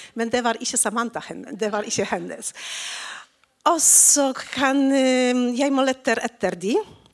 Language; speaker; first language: Norwegian; non-native, learner; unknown